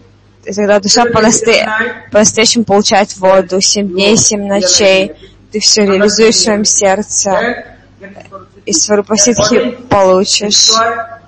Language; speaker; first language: Russian; non-native, fluent; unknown